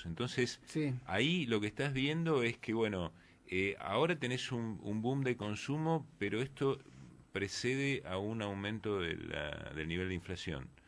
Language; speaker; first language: Spanish; native; Spanish